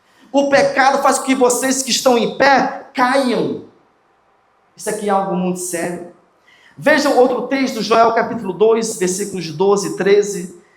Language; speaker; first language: Portuguese; native; Portuguese